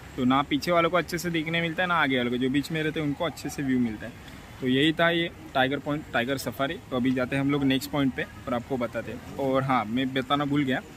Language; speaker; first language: Hindi; non-native, local second language; Marathi